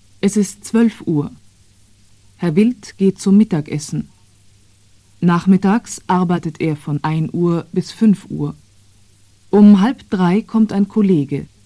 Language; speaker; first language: German; native; German